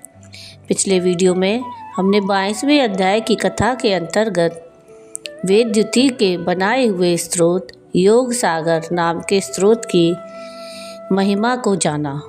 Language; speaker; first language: Hindi; native; Hindi